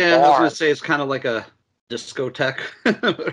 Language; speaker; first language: English; native; English